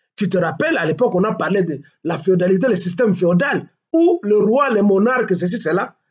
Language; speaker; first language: French; non-native, local second language; Swahili